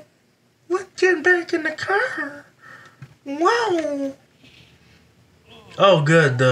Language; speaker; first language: English; native; English